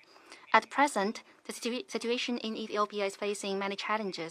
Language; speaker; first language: English; non-native, fluent; Chinese